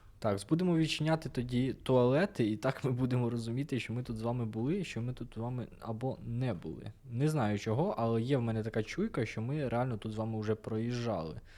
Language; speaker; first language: Ukrainian; non-native, local second language; Russian